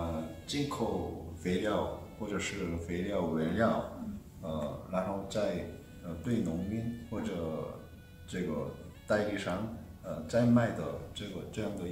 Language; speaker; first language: Chinese; non-native, fluent; Korean